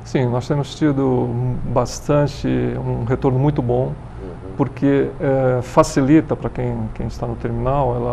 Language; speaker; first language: Portuguese; native; Portuguese